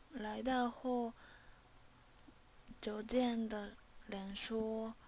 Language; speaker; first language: Chinese; non-native, learner; Japanese